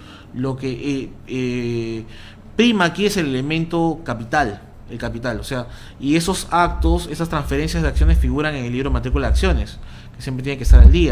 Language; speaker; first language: Spanish; native; Spanish